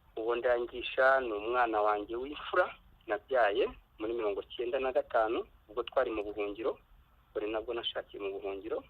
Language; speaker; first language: Kinyarwanda; native; Kinyarwanda